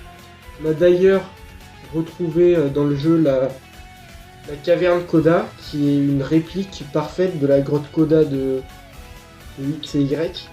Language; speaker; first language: French; native; French